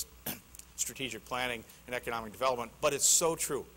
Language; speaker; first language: English; native; English